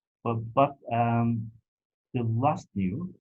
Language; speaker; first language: English; non-native, fluent; Turkish